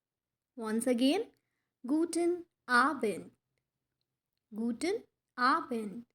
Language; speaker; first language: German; non-native, fluent; Hindi